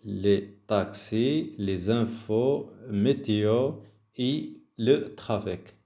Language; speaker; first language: French; non-native, local second language; Arabic